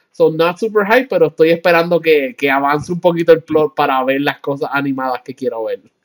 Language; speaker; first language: Spanish; early bilingual, heritage; Spanish